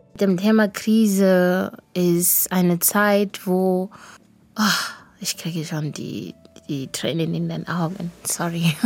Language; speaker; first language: German; non-native, fluent; Shona